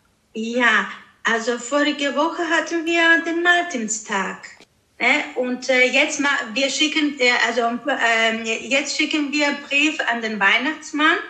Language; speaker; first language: German; early bilingual, other home language; Greek